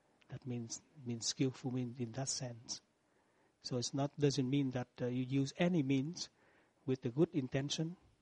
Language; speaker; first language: English; non-native, fluent; Vietnamese